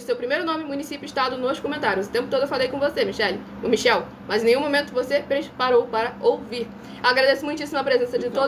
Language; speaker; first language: Portuguese; native; Portuguese